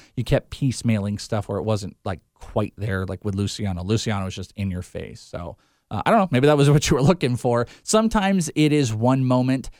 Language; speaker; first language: English; native; English